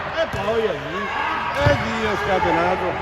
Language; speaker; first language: Italian; native; Italian